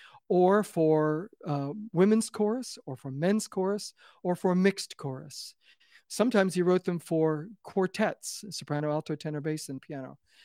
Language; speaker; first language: English; native; English